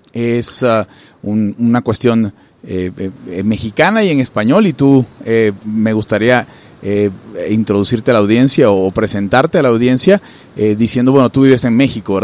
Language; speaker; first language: Spanish; native; Spanish